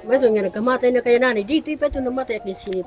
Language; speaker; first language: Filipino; non-native, local second language; Waray